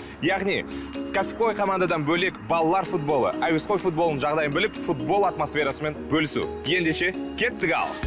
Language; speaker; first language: Kazakh; native; Kazakh